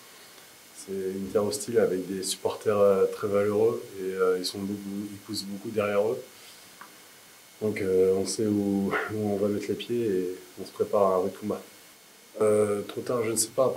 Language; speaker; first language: French; native; French